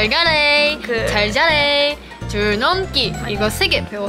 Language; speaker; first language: Korean; non-native, fluent; Japanese